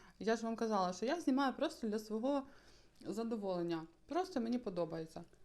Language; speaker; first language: Ukrainian; native; Ukrainian